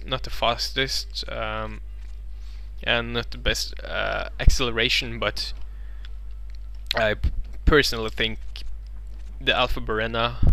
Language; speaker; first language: English; non-native, fluent; Norwegian